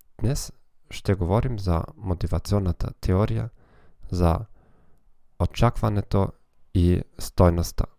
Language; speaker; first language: Macedonian; non-native, learner; German